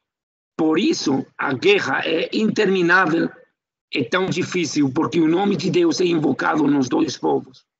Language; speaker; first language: Portuguese; non-native, fluent; Spanish